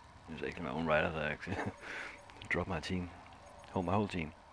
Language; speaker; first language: English; non-native, fluent; Danish